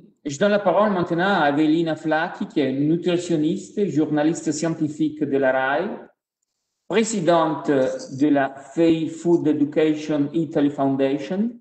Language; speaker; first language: French; non-native, fluent; Italian